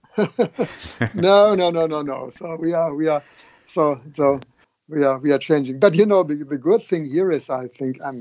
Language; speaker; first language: English; non-native, fluent; German